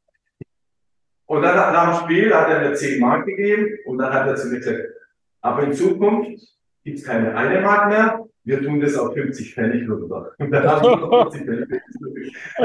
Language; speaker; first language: German; early bilingual, other home language; Croatian